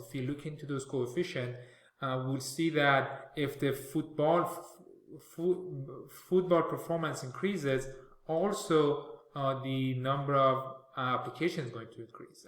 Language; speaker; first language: English; non-native, fluent; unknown